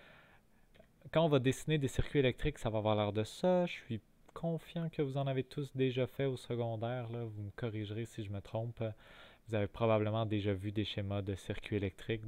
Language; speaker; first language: French; native; French